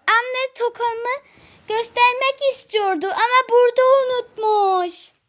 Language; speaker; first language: Turkish; early bilingual, heritage; Turkish